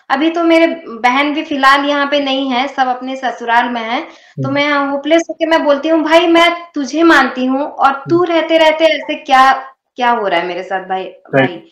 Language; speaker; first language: Hindi; non-native, local second language; Odia